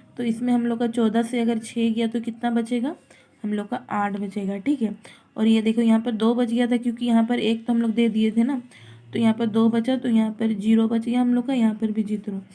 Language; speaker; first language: Hindi; native; Hindi